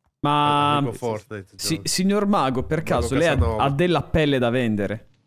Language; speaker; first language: Italian; native; Italian